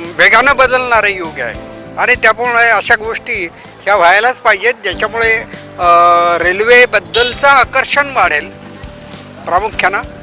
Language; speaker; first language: Marathi; native; Marathi